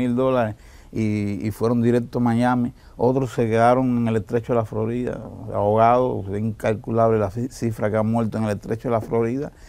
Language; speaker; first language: Spanish; native; Spanish